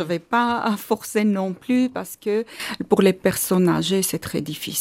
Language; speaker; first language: French; non-native, fluent; Armenian